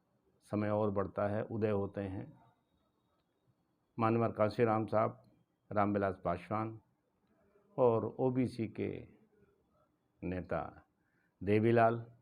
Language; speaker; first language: Hindi; native; Hindi